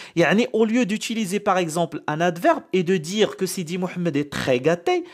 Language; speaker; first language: French; non-native, local second language; Arabic